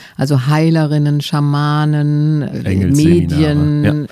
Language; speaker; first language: German; native; German